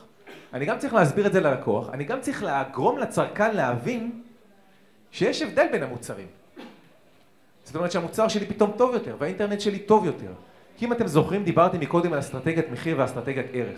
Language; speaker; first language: Hebrew; native; Hebrew